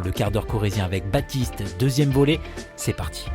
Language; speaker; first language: French; native; French